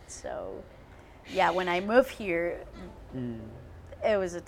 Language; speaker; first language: English; non-native, fluent; Spanish